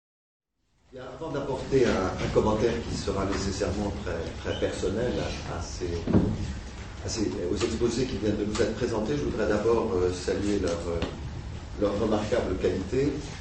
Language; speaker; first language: French; native; French